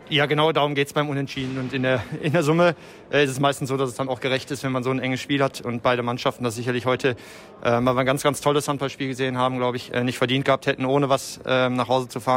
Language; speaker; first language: German; native; German